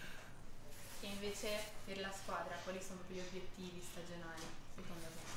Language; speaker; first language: Italian; native; Italian